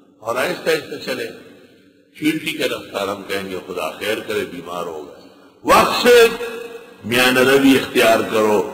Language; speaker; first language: Urdu; non-native, local second language; Pashto